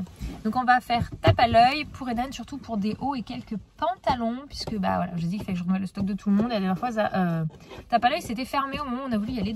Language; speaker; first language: French; native; French